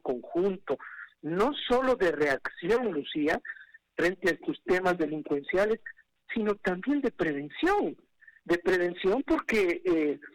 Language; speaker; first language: Spanish; native; Spanish